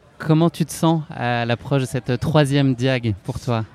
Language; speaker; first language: French; native; French